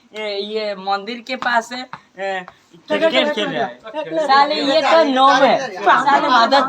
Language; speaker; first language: Hindi; non-native, learner; Odia